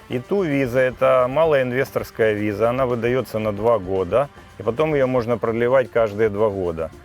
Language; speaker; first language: Russian; native; Russian